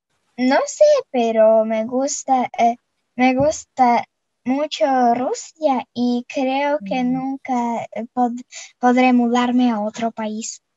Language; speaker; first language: Spanish; non-native, fluent; Russian